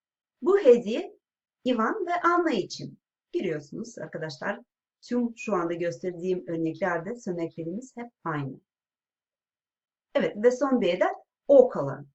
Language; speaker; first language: Turkish; non-native, fluent; Russian